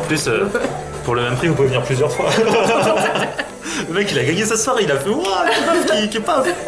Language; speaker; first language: French; native; French